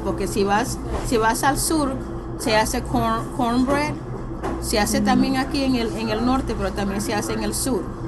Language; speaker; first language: Spanish; native; Spanish